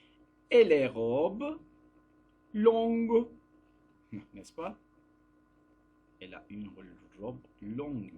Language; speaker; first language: French; non-native, fluent; Turkish